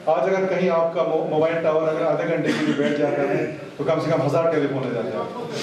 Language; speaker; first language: Hindi; non-native, local second language; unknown